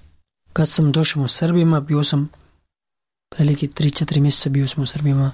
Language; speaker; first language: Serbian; non-native, learner; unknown